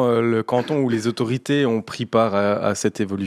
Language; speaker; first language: French; native; French